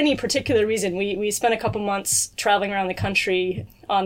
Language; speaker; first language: English; native; English